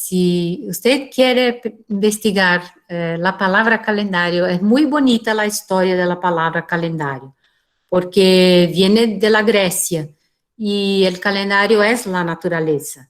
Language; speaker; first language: Spanish; non-native, fluent; Portuguese